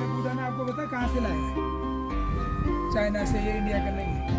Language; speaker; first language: Hindi; non-native, local second language; Bangla